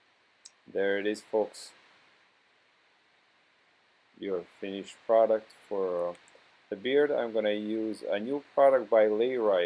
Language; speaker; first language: English; non-native, fluent; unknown